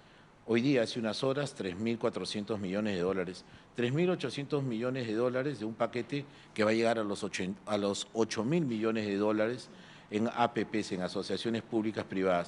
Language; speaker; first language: Spanish; native; Spanish